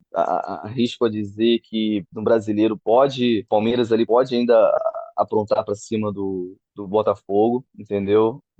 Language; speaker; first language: Portuguese; native; Portuguese